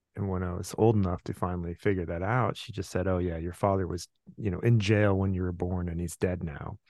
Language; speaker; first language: English; native; English